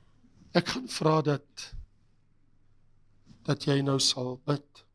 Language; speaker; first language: Afrikaans; native; Afrikaans